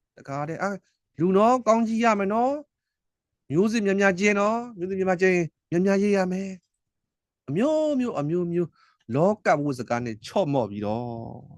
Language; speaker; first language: Burmese; non-native, local second language; S'gaw Karen